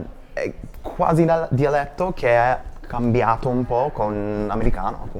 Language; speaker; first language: Italian; non-native, fluent; English